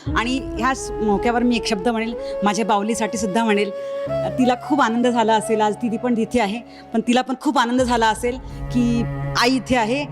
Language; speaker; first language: Marathi; non-native, local second language; Marwari